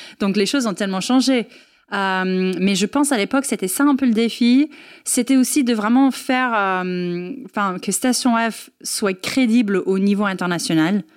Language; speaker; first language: French; non-native, fluent; English